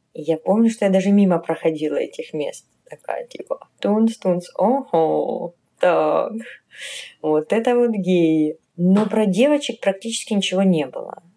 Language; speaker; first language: Russian; native; Russian